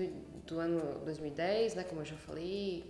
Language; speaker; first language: Portuguese; native; Portuguese